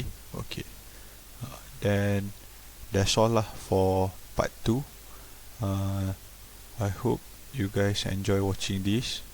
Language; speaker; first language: English; non-native, local second language; Malay